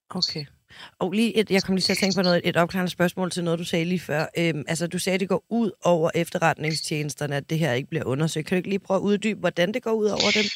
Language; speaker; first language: Danish; native; Danish